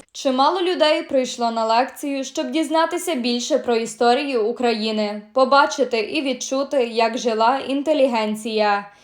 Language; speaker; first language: Ukrainian; native; Ukrainian